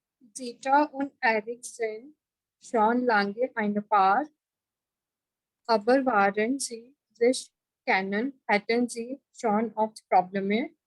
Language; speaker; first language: German; non-native, learner; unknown